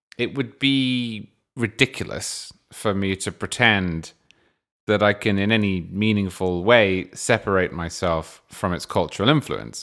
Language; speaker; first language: English; native; English